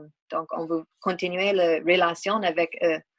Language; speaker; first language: French; non-native, learner; English